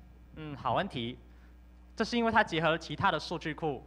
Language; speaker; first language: Chinese; native; Chinese